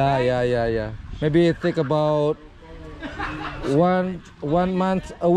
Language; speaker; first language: English; non-native, learner; Indonesian